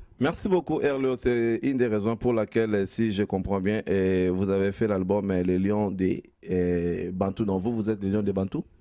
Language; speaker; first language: French; non-native, local second language; Lingala